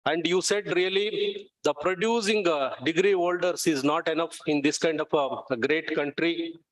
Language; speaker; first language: English; non-native, local second language; Kannada